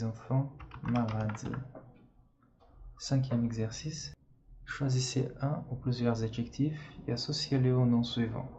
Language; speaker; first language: French; non-native, fluent; Portuguese